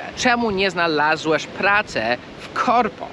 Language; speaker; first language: Polish; early bilingual, heritage; Polish